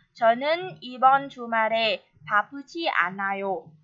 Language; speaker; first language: Korean; non-native, fluent; Vietnamese